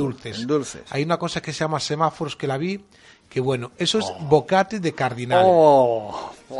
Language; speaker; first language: Spanish; native; Spanish